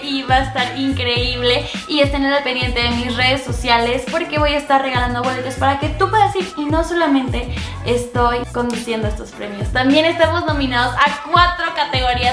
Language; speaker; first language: Spanish; native; Spanish